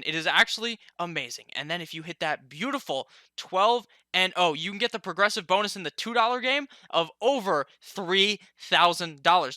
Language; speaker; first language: English; native; English